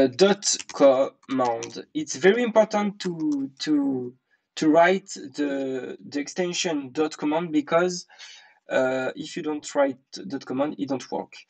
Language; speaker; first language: English; non-native, learner; French